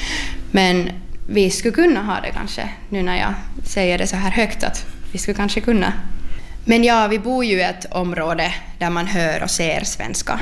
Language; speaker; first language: Swedish; non-native, local second language; Finnish